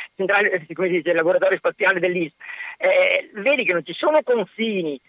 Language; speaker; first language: Italian; native; Italian